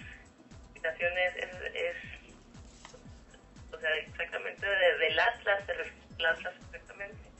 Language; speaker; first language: Spanish; early bilingual, heritage; Spanish